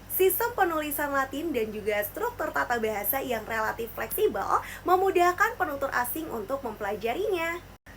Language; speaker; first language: Indonesian; native; Indonesian